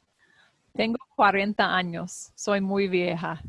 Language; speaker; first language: Spanish; non-native, learner; English